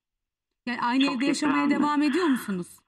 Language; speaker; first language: Turkish; native; Turkish